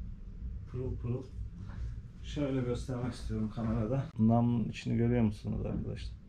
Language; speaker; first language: Turkish; native; Turkish